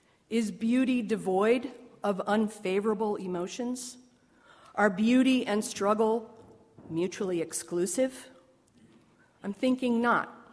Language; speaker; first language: English; native; English